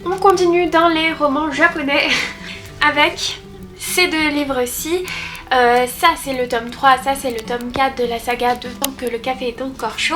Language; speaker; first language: French; native; French